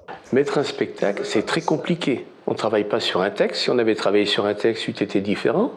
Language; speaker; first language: French; native; French